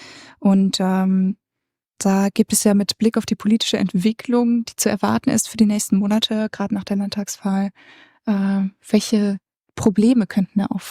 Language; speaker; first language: German; native; German